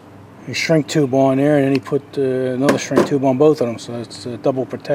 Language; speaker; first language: English; native; English